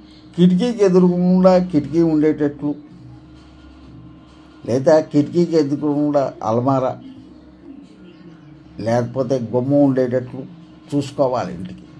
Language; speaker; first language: Telugu; native; Telugu